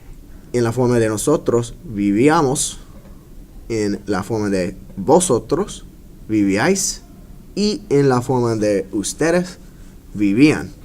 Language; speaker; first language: Spanish; non-native, fluent; English